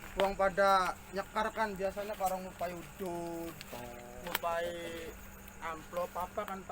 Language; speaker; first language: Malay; non-native, local second language; Javanese